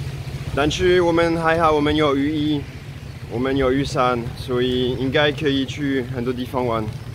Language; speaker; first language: Chinese; non-native, fluent; French